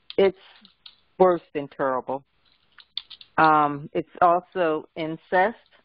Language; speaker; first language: English; native; English